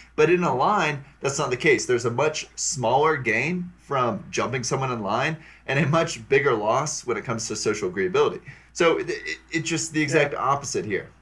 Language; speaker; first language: English; native; English